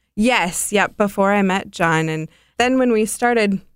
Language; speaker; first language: English; native; English